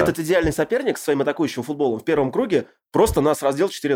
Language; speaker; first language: Russian; native; Russian